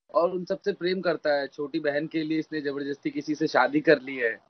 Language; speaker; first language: Hindi; native; Hindi